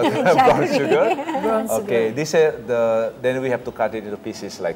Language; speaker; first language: English; non-native, fluent; Indonesian